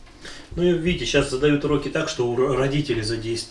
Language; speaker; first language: Russian; native; Russian